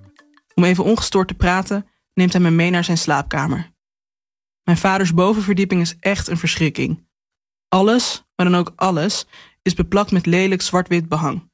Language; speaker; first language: Dutch; native; Dutch